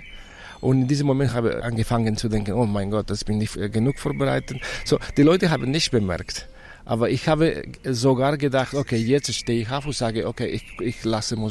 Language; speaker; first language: German; non-native, fluent; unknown